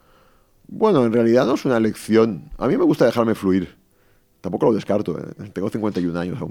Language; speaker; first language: Spanish; native; Spanish